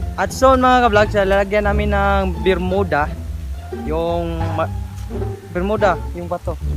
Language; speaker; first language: Filipino; non-native, local second language; Cebuano